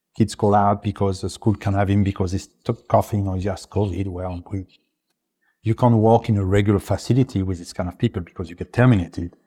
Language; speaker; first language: English; non-native, fluent; French